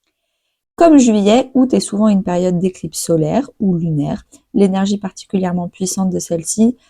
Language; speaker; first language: French; native; French